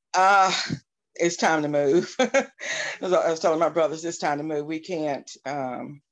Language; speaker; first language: English; native; English